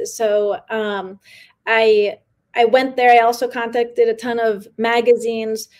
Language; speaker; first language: English; early bilingual, other home language; Spanish